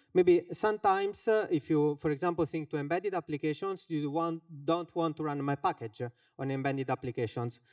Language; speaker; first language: English; non-native, fluent; Finnish